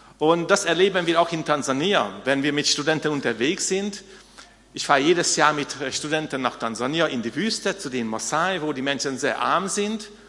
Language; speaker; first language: German; non-native, fluent; Hungarian